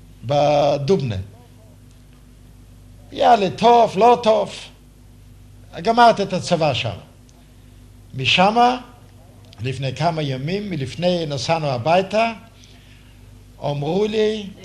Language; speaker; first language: Hebrew; non-native, fluent; Yiddish